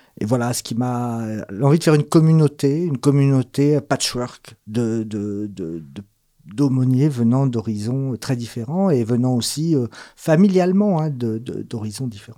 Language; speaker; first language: French; native; French